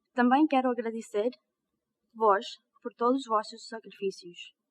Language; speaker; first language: Portuguese; early bilingual, other home language; English